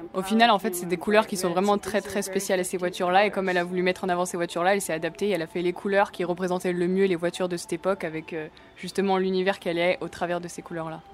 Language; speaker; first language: French; native; French